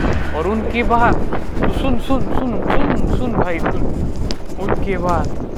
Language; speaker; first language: Hindi; non-native, local second language; Marathi